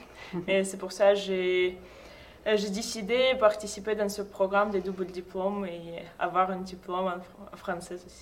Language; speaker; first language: French; non-native, fluent; Russian